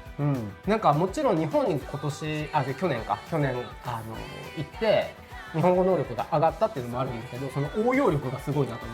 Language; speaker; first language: Japanese; native; Japanese